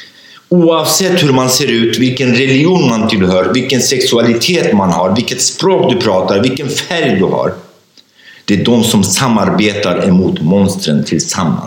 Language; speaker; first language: Swedish; non-native, fluent; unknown